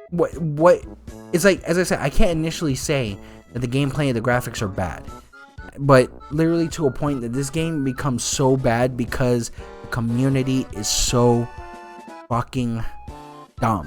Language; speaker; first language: English; native; English